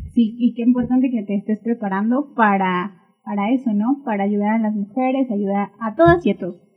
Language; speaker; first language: Spanish; native; Spanish